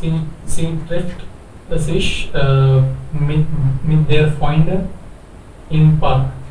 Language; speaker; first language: German; non-native, learner; Hindi